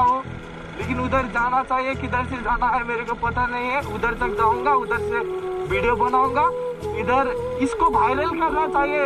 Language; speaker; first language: Hindi; non-native, learner; Nepali